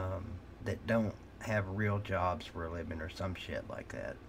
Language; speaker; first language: English; native; English